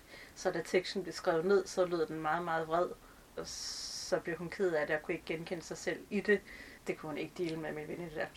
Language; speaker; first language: Danish; native; Danish